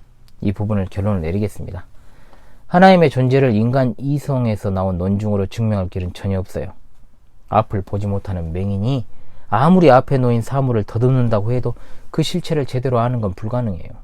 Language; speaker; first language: Korean; native; Korean